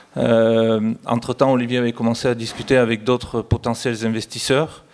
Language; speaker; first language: French; native; French